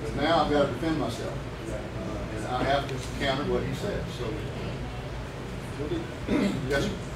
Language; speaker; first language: English; native; English